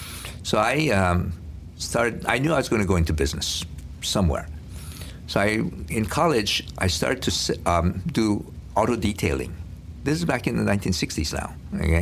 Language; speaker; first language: English; early bilingual, other home language; Korean